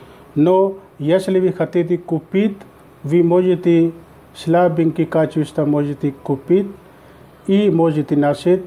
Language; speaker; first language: Russian; non-native, learner; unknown